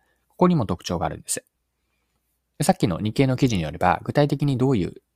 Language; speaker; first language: Japanese; native; Japanese